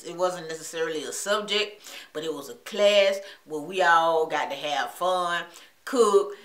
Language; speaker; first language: English; native; English